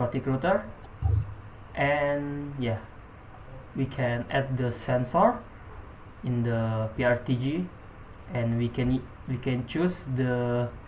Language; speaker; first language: English; non-native, learner; Indonesian